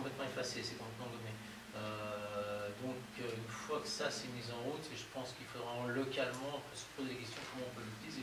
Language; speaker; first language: French; native; French